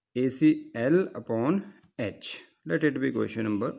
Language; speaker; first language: English; non-native, local second language; Punjabi